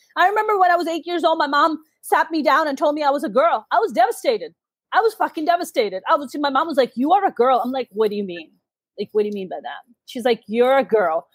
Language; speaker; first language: English; early bilingual, other home language; Urdu